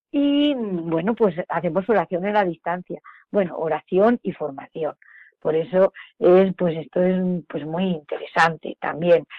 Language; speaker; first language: Spanish; native; Spanish